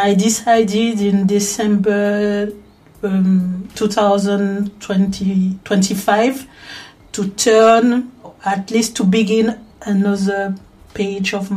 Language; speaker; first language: English; non-native, learner; French